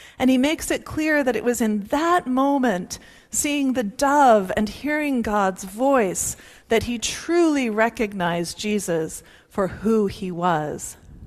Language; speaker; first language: English; native; English